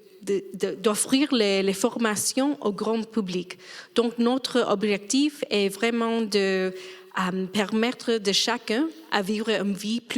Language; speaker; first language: French; non-native, fluent; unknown